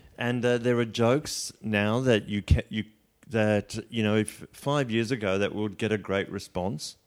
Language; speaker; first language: English; native; English